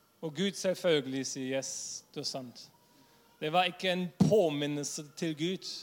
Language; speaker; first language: Norwegian; non-native, fluent; English